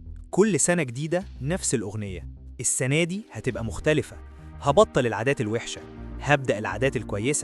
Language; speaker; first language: Arabic; native; Arabic